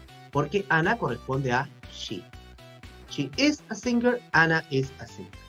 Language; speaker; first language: English; non-native, fluent; Spanish